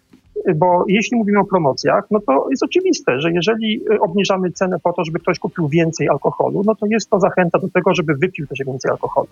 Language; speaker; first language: Polish; native; Polish